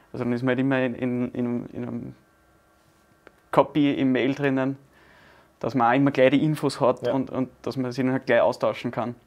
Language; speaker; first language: German; native; German